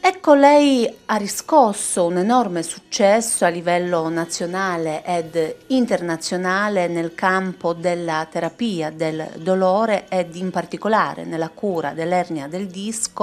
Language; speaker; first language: Italian; native; Italian